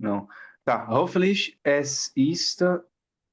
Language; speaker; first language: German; non-native, learner; Portuguese